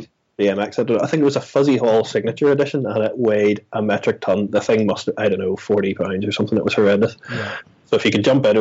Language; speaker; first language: English; native; English